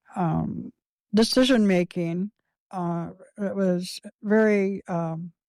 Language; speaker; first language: English; native; English